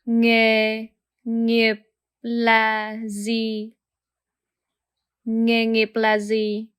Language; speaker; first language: Vietnamese; early bilingual, heritage; Vietnamese